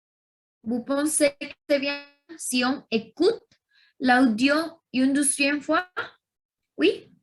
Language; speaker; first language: French; non-native, learner; Spanish